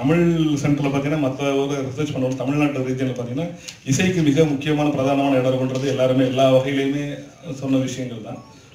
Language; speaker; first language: Tamil; native; Tamil